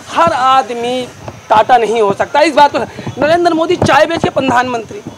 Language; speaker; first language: Hindi; native; Hindi